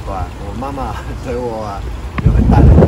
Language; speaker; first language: Chinese; non-native, fluent; English